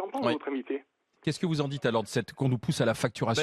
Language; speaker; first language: French; native; French